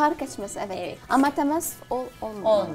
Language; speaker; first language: Turkish; non-native, learner; Arabic